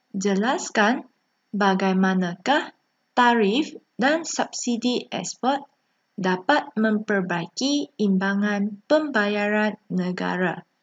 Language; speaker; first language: Malay; non-native, local second language; Chinese